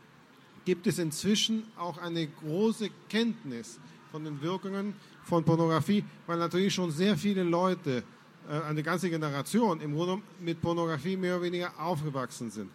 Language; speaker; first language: German; non-native, fluent; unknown